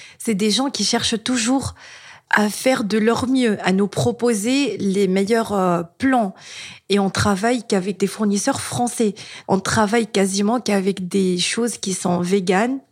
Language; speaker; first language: French; non-native, local second language; Arabic